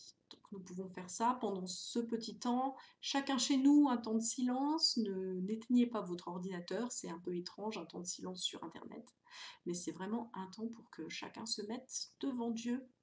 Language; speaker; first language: French; native; French